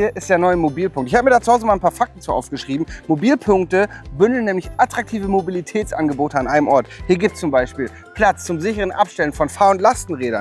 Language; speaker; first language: German; native; German